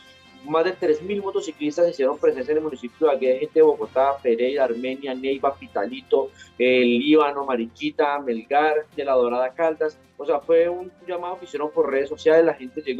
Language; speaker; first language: Spanish; native; Spanish